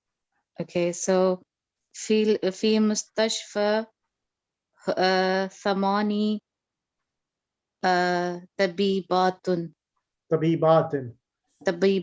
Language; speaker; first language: Arabic; non-native, learner; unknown